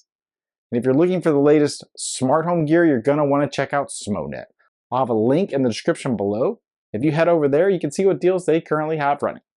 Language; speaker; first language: English; native; English